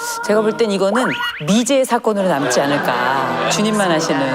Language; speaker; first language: Korean; native; Korean